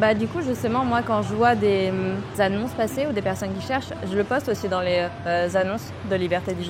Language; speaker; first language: French; native; French